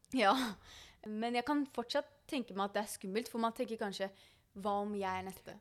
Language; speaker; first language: Norwegian; native; Norwegian